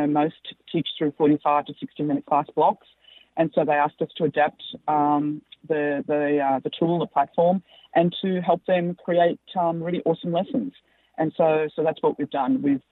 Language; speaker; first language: English; native; English